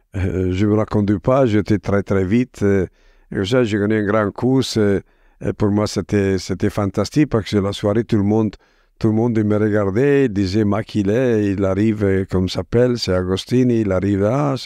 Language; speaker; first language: French; non-native, fluent; Italian